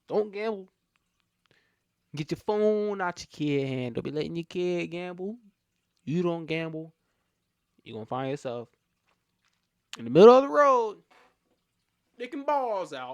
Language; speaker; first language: English; native; English